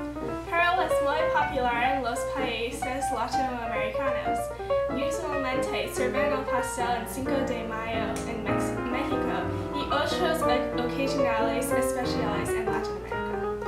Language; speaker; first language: Spanish; non-native, learner; English